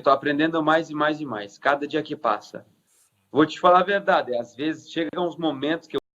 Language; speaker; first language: Portuguese; non-native, fluent; Arabic